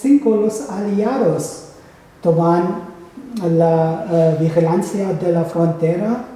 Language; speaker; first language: Spanish; non-native, fluent; German